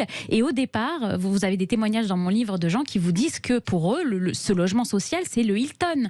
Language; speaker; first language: French; native; French